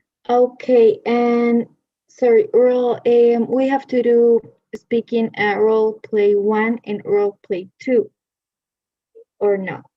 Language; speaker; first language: English; non-native, learner; Spanish